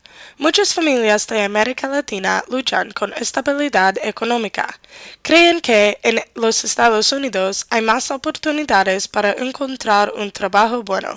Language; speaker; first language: Spanish; non-native, learner; English